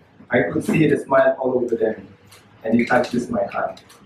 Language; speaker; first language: English; non-native, local second language; Malay